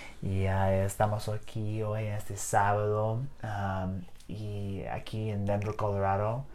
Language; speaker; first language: Spanish; non-native, learner; English